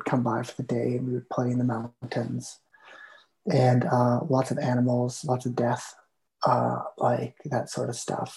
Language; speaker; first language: English; native; English